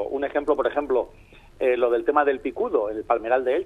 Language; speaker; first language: Spanish; native; Spanish